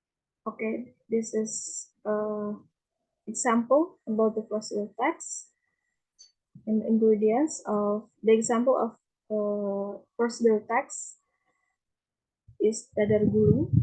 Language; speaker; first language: English; non-native, learner; Indonesian